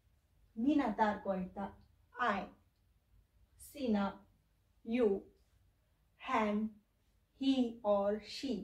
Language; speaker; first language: Finnish; non-native, learner; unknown